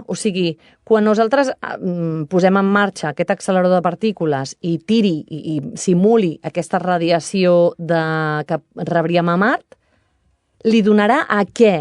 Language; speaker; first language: Catalan; native; Catalan